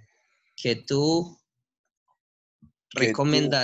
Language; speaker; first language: Spanish; native; Spanish